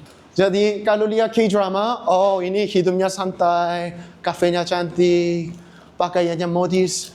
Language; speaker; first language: Indonesian; non-native, learner; Korean